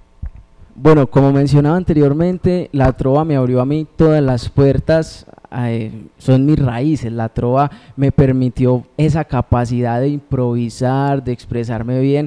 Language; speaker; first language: Spanish; native; Spanish